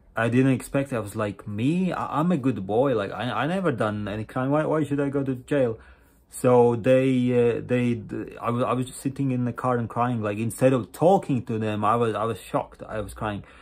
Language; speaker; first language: English; non-native, fluent; Latvian